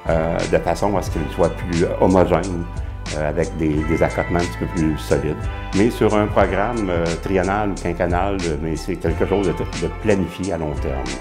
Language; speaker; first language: French; native; French